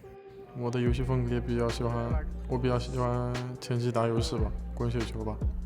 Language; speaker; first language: Chinese; native; Chinese